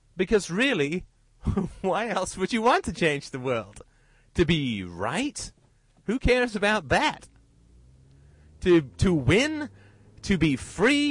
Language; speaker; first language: English; native; English